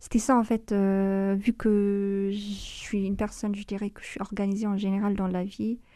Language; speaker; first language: French; non-native, fluent; Amharic